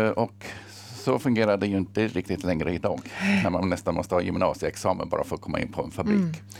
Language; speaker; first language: Swedish; early bilingual, other home language; Finnish